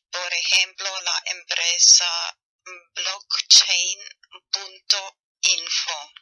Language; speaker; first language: Spanish; non-native, fluent; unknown